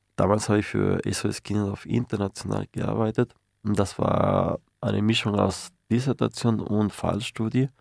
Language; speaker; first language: German; non-native, fluent; Spanish